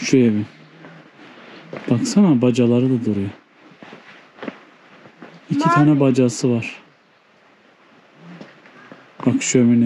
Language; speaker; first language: Turkish; native; Turkish